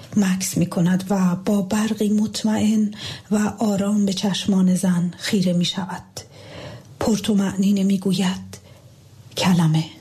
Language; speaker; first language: Persian; native; Persian